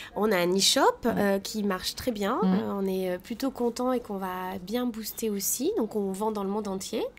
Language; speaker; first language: French; native; French